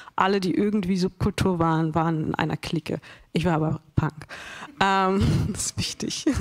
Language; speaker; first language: German; native; German